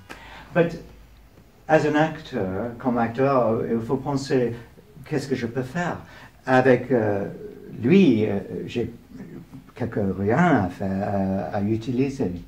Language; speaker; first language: French; non-native, learner; English